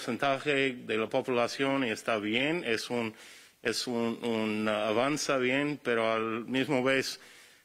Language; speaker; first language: Spanish; non-native, fluent; English